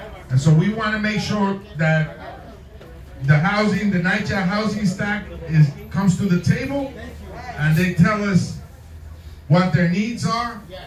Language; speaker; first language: English; early bilingual, other home language; Spanish